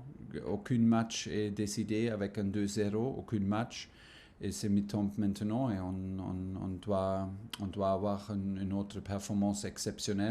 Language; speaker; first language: French; non-native, learner; German